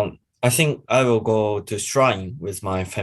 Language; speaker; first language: English; non-native, learner; Japanese